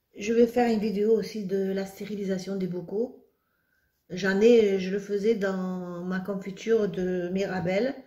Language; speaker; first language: French; non-native, local second language; Arabic